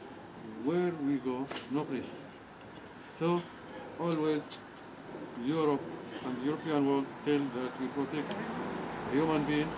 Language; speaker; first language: English; non-native, learner; Arabic